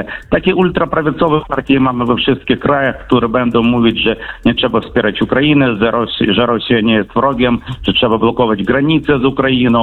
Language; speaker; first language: Polish; non-native, fluent; Ukrainian